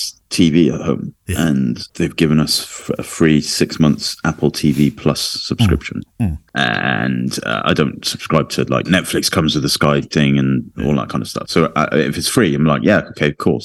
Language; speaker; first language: English; native; English